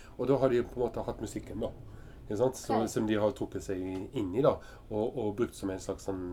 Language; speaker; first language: Norwegian; early bilingual, heritage; English